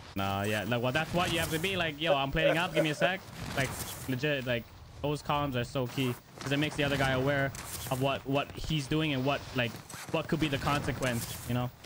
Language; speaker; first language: English; native; English